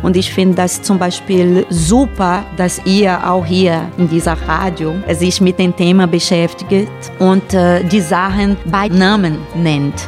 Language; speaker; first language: German; non-native, fluent; Portuguese